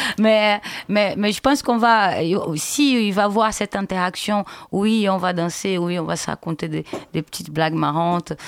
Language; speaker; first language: French; non-native, fluent; Portuguese